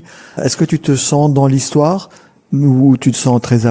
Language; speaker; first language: French; native; French